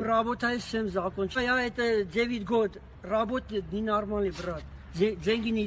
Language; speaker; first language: Russian; non-native, learner; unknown